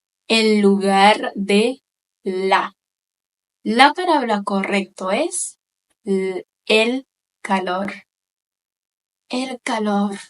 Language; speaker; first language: Spanish; non-native, fluent; Haitian Creole